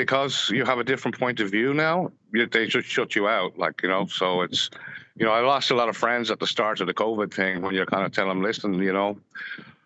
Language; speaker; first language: English; native; English